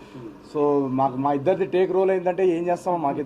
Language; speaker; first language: Telugu; native; Telugu